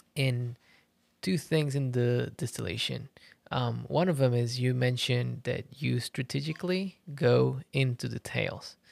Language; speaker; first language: English; early bilingual, other home language; Spanish